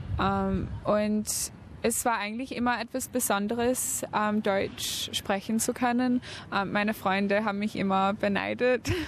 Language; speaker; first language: German; early bilingual, heritage; German